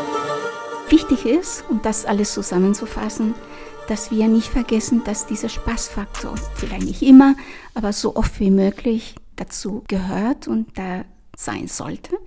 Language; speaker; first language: German; non-native, fluent; Spanish